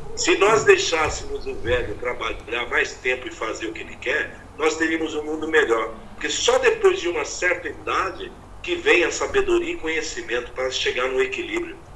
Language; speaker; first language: Portuguese; native; Portuguese